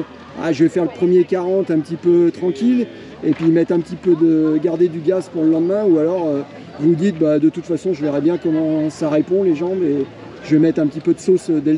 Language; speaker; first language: French; native; French